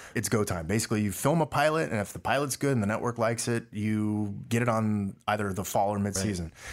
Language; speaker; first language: English; early bilingual, other home language; Dutch